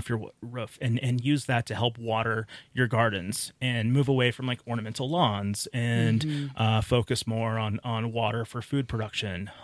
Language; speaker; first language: English; native; English